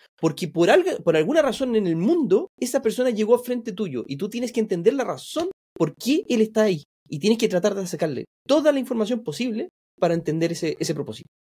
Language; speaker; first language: Spanish; native; Spanish